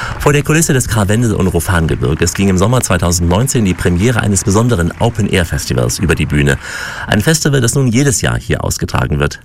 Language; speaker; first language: German; native; German